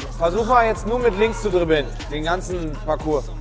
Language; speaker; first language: German; native; German